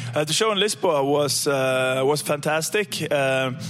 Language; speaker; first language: English; non-native, fluent; Norwegian